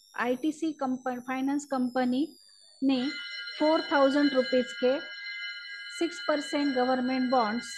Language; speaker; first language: Hindi; non-native, local second language; Marathi